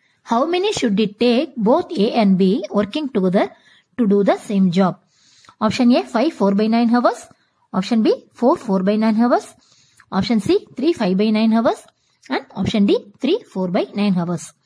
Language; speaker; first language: English; non-native, local second language; Tamil